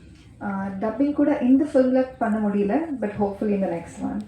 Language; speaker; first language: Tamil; non-native, learner; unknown